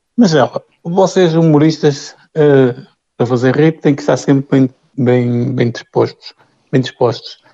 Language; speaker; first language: Portuguese; native; Portuguese